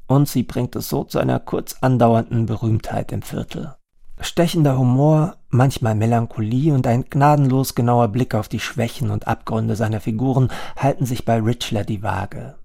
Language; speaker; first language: German; native; German